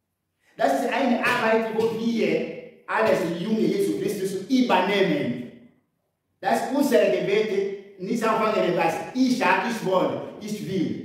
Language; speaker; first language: German; non-native, learner; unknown